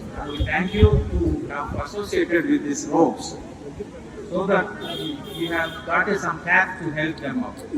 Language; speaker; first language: English; non-native, local second language; Telugu